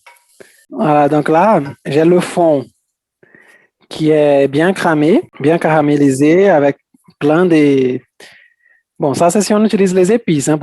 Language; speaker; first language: French; non-native, fluent; Portuguese